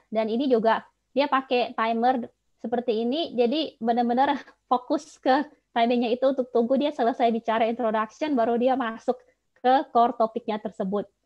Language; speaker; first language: Indonesian; native; Indonesian